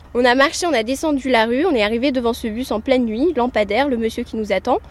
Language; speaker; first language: French; early bilingual, other home language; Amharic